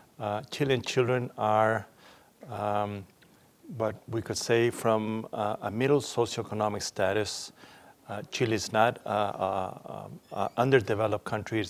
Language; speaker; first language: English; non-native, fluent; Spanish